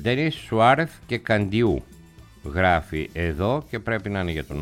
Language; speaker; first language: Greek; native; Greek